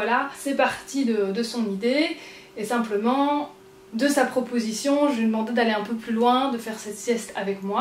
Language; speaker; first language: French; native; French